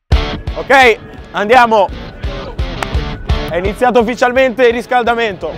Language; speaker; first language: Italian; native; Italian